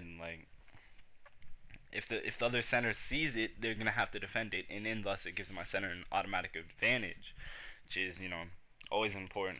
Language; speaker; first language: English; native; English